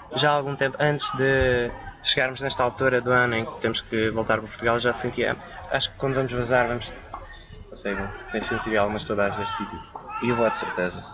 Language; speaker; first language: Portuguese; early bilingual, other home language; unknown